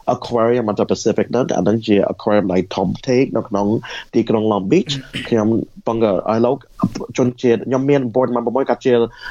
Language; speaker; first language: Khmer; early bilingual, heritage; Khmer